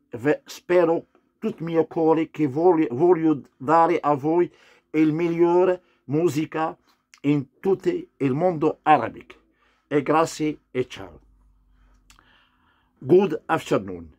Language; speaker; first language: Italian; non-native, learner; Arabic